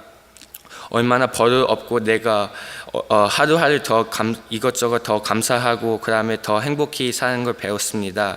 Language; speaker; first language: Korean; early bilingual, heritage; Korean